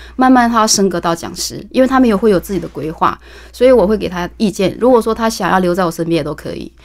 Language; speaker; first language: Chinese; native; Chinese